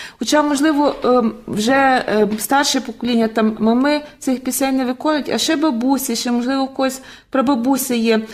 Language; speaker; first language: Ukrainian; native; Ukrainian